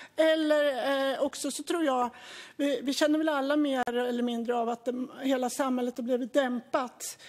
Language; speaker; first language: Swedish; native; Swedish